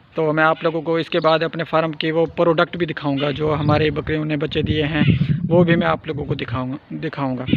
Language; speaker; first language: Urdu; non-native, local second language; Saraiki